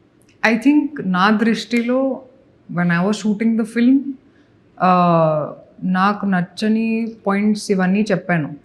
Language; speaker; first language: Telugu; non-native, fluent; Hindi